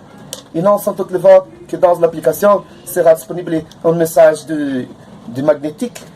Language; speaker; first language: French; non-native, learner; Portuguese